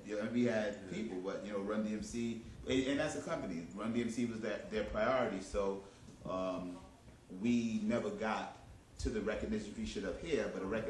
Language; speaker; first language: English; native; English